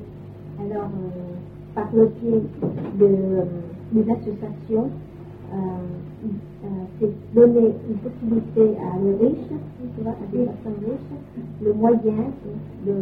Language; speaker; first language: French; non-native, fluent; Vietnamese